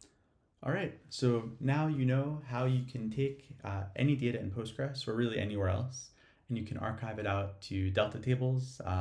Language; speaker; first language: English; native; English